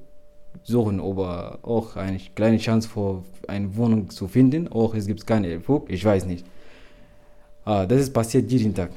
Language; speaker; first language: German; non-native, learner; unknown